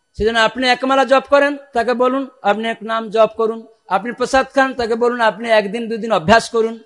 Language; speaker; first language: Bangla; non-native, fluent; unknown